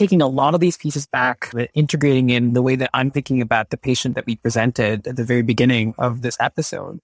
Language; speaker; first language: English; non-native, local second language; Filipino